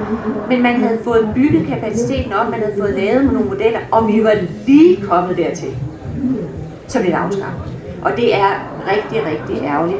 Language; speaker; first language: Danish; native; Danish